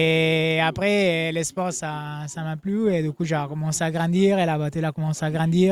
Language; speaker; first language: French; non-native, fluent; Italian